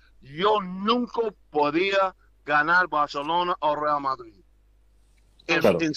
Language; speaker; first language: Spanish; non-native, learner; English